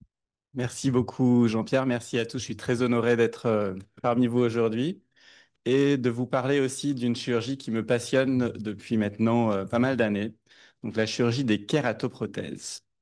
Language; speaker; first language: French; native; French